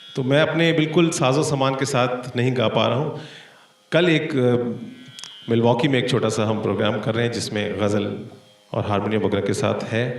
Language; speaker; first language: Hindi; native; Hindi